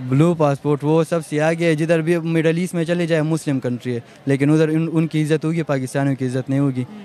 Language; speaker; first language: Urdu; non-native, local second language; Pashto